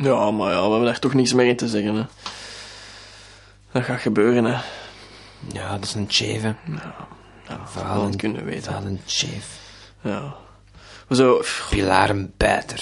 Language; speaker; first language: Dutch; native; Dutch